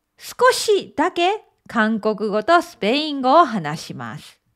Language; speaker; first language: Japanese; native; Japanese